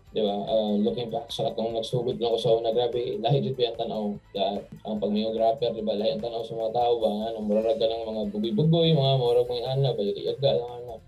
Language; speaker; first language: Cebuano; native; Cebuano